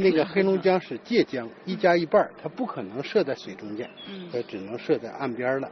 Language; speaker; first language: Chinese; native; Chinese